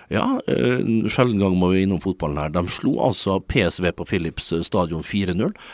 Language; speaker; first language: Norwegian; early bilingual, other home language; Dutch